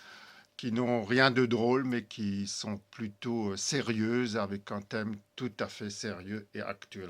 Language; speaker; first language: French; native; French